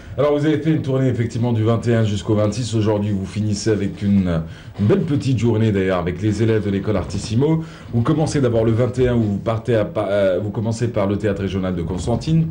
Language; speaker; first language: French; non-native, local second language; Arabic